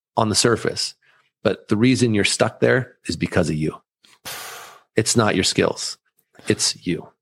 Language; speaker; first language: English; early bilingual, other home language; German